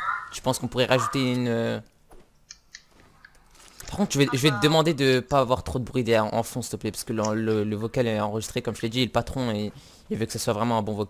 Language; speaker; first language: French; native; French